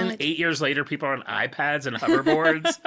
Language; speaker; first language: English; native; English